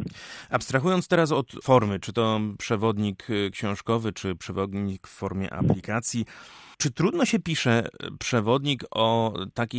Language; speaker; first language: Polish; native; Polish